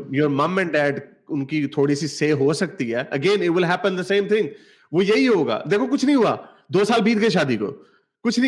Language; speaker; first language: Hindi; native; Hindi